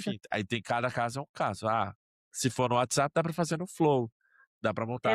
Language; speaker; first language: Portuguese; native; Portuguese